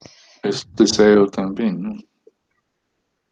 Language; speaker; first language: Spanish; non-native, learner; English